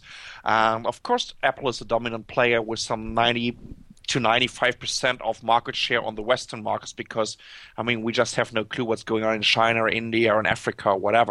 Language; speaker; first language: English; non-native, fluent; German